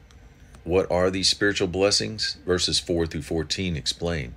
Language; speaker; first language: English; native; English